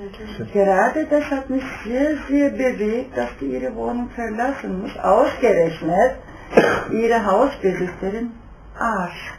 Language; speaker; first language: German; non-native, fluent; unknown